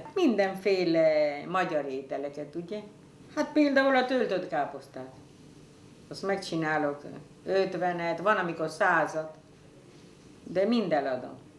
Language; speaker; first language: Hungarian; early bilingual, heritage; Hungarian